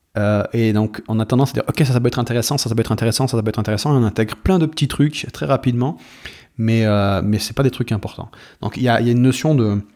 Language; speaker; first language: French; native; French